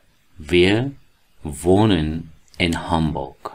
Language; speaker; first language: German; non-native, learner; Persian